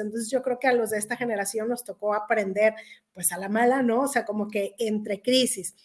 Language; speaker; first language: Spanish; native; Spanish